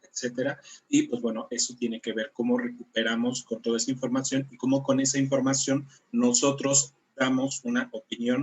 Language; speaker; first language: Spanish; native; Spanish